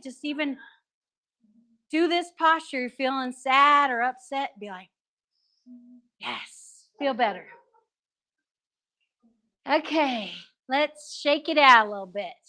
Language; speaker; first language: English; native; English